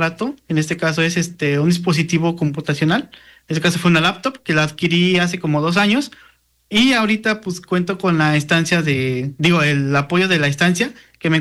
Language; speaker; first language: Spanish; non-native, local second language; Nahuatl languages